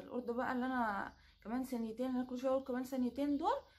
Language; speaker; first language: Arabic; native; Arabic